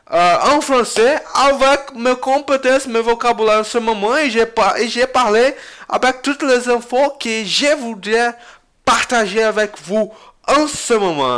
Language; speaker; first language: French; non-native, learner; Portuguese